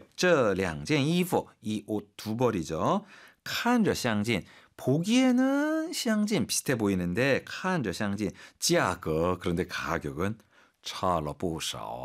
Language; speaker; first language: Korean; native; Korean